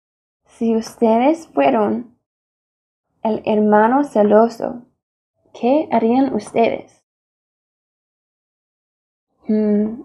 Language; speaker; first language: Spanish; non-native, fluent; English